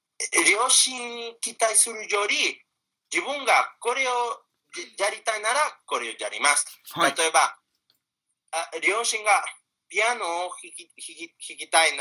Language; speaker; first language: Japanese; non-native, fluent; Spanish